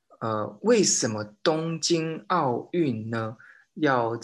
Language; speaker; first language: Chinese; non-native, learner; Japanese